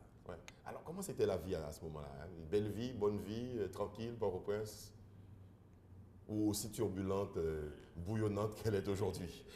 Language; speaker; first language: French; non-native, local second language; Haitian Creole